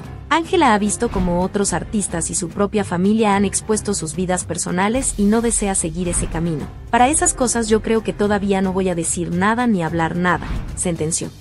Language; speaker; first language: Spanish; native; Spanish